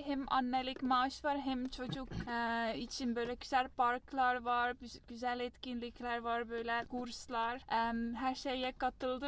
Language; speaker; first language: Turkish; non-native, fluent; Estonian